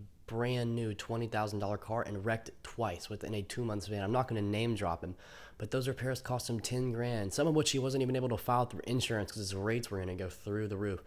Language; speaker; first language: English; native; English